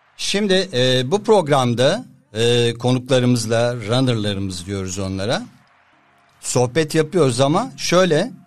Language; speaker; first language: Turkish; native; Turkish